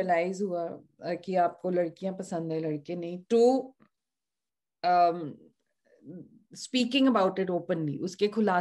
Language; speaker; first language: Hindi; native; Hindi